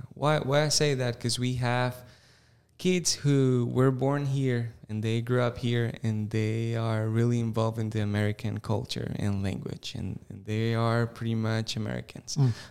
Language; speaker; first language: English; non-native, fluent; Spanish